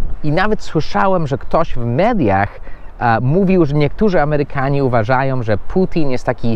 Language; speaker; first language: Polish; non-native, fluent; English